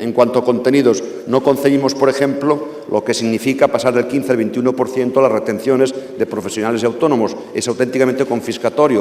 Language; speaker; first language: Spanish; non-native, local second language; Catalan